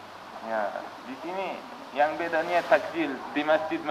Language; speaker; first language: Indonesian; non-native, learner; Uzbek